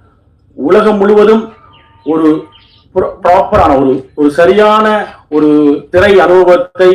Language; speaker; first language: Tamil; native; Tamil